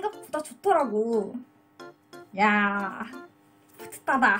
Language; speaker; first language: Korean; non-native, learner; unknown